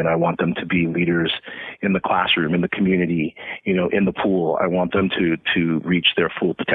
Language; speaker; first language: English; native; English